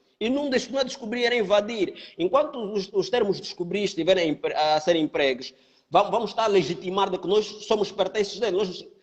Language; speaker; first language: Portuguese; native; Portuguese